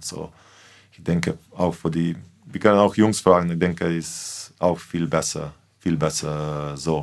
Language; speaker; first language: German; non-native, fluent; Slovenian